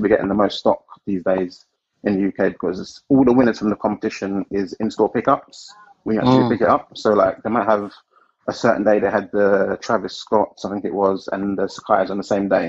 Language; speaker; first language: English; native; English